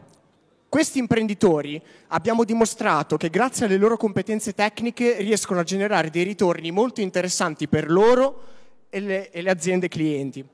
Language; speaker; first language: Italian; native; Italian